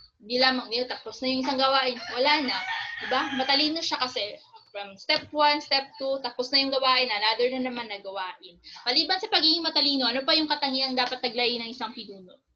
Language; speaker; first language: Filipino; native; Filipino